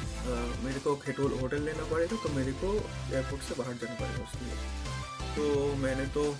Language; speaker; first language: Hindi; non-native, local second language; Bangla